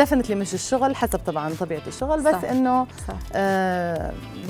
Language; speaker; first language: Arabic; native; Arabic